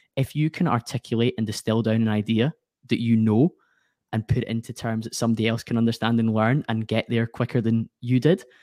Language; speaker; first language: English; native; English